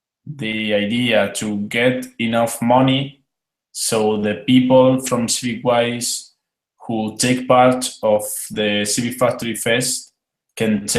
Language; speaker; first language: English; non-native, fluent; Spanish